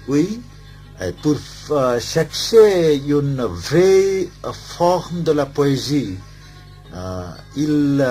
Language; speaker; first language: French; non-native, fluent; Bangla